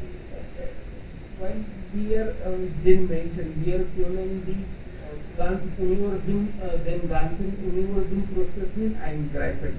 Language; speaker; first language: German; non-native, learner; Hindi